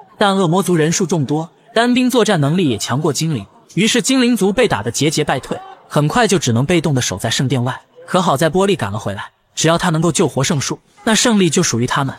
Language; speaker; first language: Chinese; native; Chinese